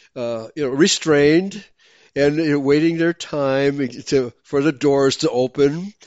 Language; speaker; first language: English; native; English